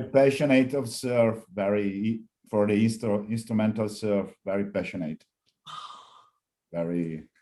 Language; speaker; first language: English; non-native, learner; Italian